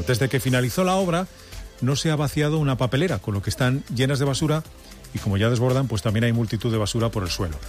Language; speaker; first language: Spanish; native; Spanish